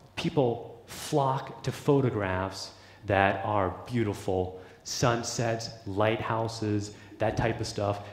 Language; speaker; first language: English; native; English